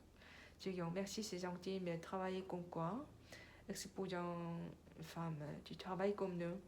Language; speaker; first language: French; non-native, learner; Korean